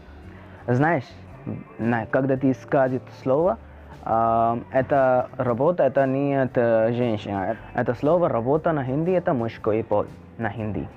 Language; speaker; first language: Russian; non-native, learner; Hindi